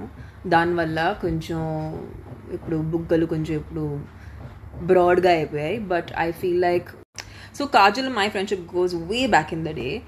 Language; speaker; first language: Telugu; non-native, fluent; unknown